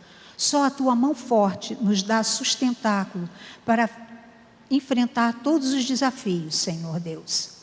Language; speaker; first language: Portuguese; native; Portuguese